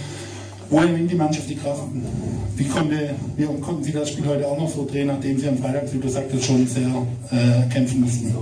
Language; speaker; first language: German; native; German